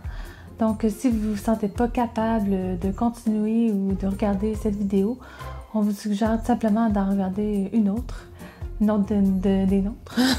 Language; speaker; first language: French; native; French